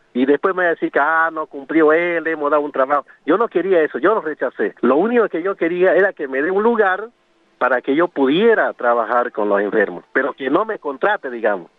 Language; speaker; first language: Spanish; non-native, local second language; Guarani